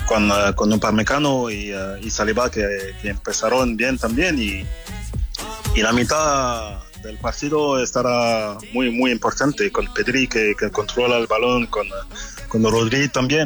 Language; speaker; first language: Spanish; non-native, fluent; French